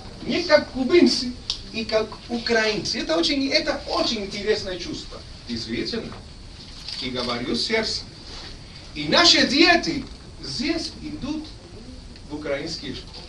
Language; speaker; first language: Russian; non-native, fluent; Spanish